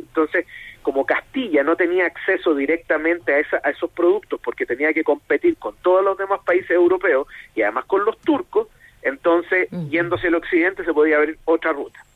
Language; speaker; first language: Spanish; native; Spanish